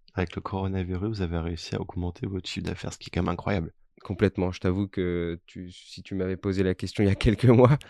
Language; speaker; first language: French; native; French